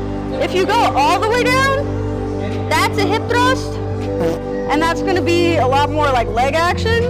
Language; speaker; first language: English; native; English